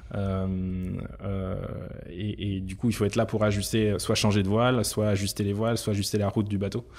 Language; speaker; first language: French; native; French